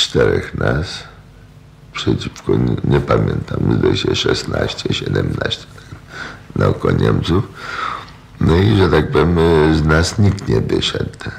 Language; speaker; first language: Polish; native; Polish